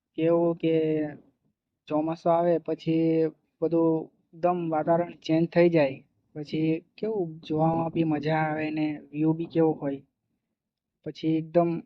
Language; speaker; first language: Gujarati; non-native, local second language; Bhili